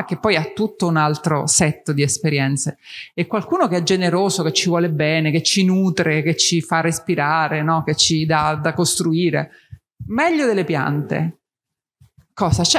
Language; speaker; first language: Italian; native; Italian